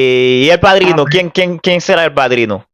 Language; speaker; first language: Spanish; non-native, fluent; Haitian Creole